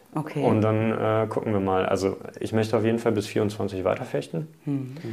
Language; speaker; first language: German; early bilingual, other home language; Hungarian